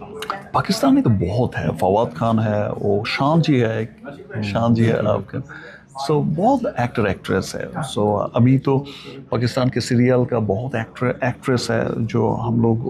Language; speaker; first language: Hindi; non-native, learner; Bangla